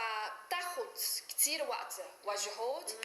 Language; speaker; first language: Arabic; non-native, fluent; Chinese